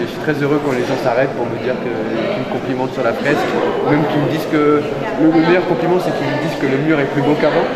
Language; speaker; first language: French; native; French